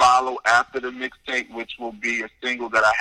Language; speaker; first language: English; native; English